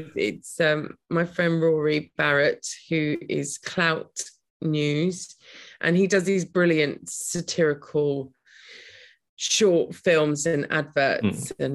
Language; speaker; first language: English; native; English